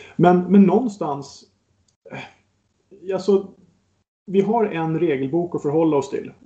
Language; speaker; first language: Swedish; native; Swedish